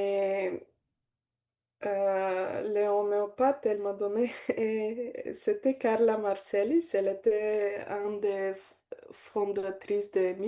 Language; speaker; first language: French; non-native, learner; Bulgarian